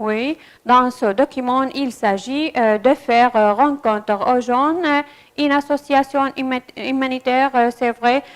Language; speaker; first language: French; non-native, fluent; Arabic